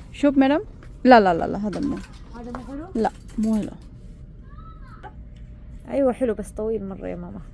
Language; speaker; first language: Arabic; non-native, learner; Bangla